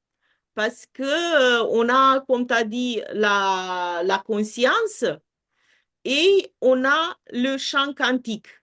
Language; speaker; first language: French; non-native, fluent; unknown